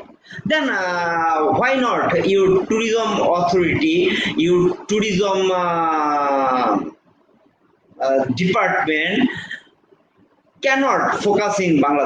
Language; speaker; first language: English; non-native, fluent; Bangla